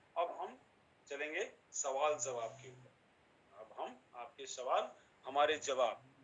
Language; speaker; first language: Hindi; native; Hindi